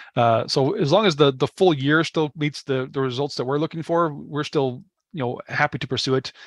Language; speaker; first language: English; native; English